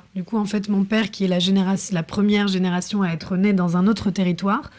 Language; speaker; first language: French; native; French